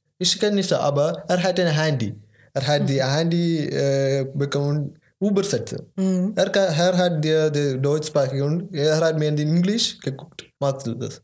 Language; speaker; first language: German; non-native, learner; Malayalam